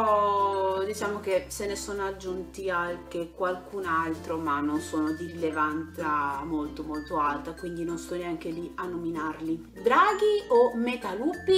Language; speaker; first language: Italian; native; Italian